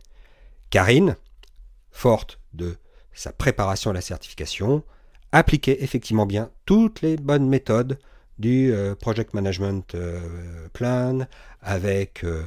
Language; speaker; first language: French; native; French